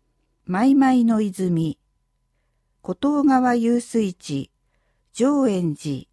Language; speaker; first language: Japanese; native; Japanese